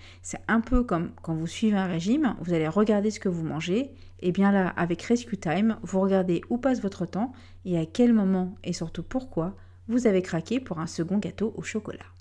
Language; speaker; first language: French; native; French